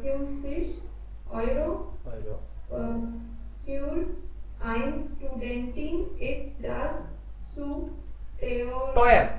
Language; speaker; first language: German; non-native, learner; Hindi